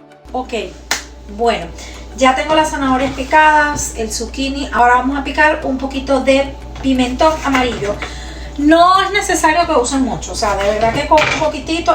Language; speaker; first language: Spanish; native; Spanish